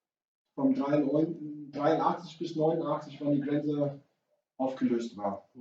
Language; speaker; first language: German; non-native, fluent; English